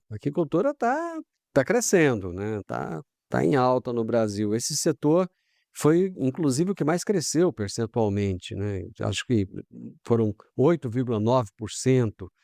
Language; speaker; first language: Portuguese; native; Portuguese